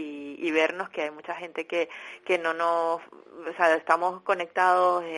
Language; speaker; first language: Spanish; native; Spanish